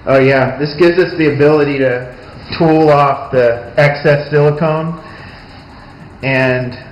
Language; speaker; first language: English; native; English